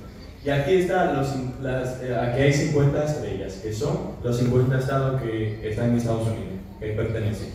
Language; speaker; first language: Spanish; early bilingual, heritage; Spanish